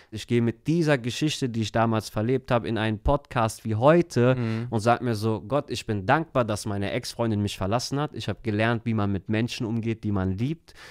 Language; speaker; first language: German; early bilingual, other home language; Turkish